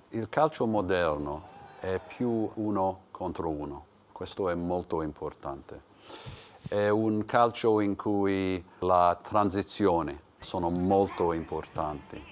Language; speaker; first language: Italian; non-native, learner; English